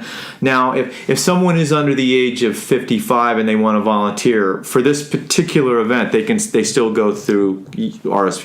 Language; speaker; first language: English; native; English